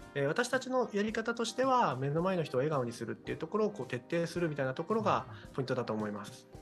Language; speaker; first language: Japanese; native; Japanese